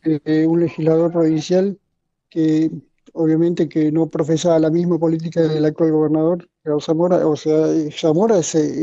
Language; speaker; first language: Spanish; native; Spanish